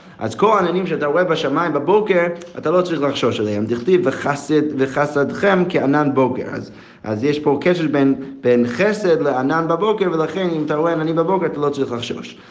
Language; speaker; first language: Hebrew; non-native, fluent; English